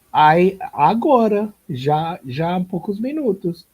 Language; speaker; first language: Portuguese; non-native, learner; English